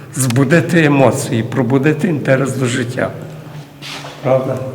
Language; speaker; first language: Ukrainian; native; Ukrainian